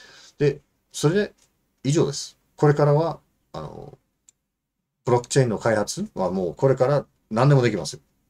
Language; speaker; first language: Japanese; non-native, fluent; English